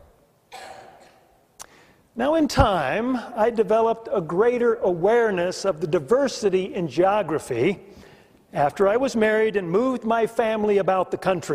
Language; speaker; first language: English; native; English